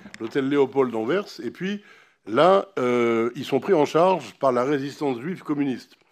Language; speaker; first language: French; native; French